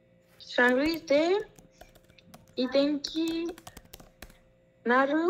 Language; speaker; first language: Japanese; non-native, learner; Spanish